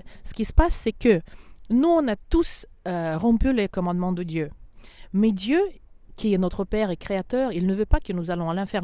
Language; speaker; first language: French; non-native, fluent; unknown